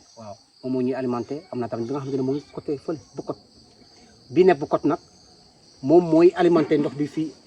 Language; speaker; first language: Wolof; non-native, local second language; Jola-Fonyi